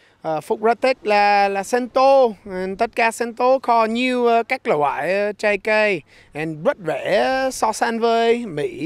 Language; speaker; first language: Vietnamese; non-native, learner; English